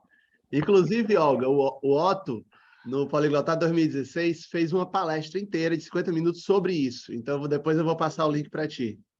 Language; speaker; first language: Portuguese; native; Portuguese